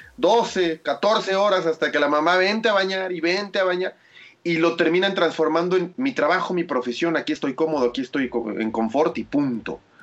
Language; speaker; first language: Spanish; native; Spanish